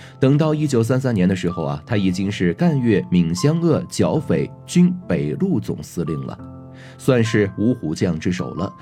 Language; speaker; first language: Chinese; native; Chinese